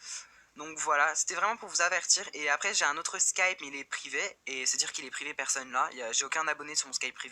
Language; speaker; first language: French; native; French